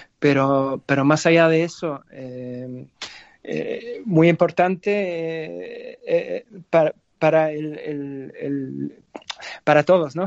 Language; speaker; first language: Spanish; non-native, fluent; English